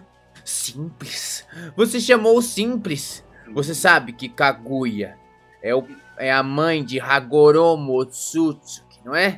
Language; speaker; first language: Portuguese; native; Portuguese